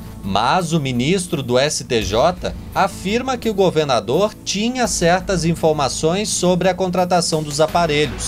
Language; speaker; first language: Portuguese; native; Portuguese